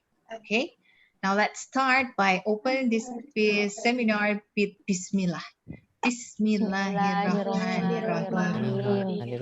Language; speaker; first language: English; non-native, fluent; Indonesian